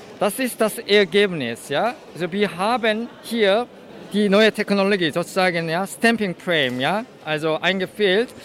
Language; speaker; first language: German; non-native, fluent; Korean